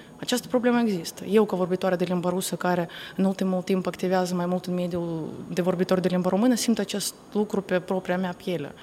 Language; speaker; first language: Romanian; non-native, local second language; Russian